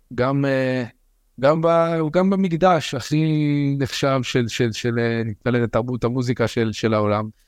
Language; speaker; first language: Hebrew; early bilingual, other home language; French